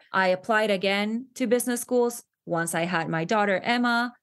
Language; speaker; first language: English; non-native, fluent; Spanish